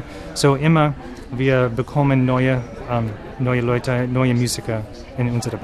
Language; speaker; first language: German; non-native, learner; English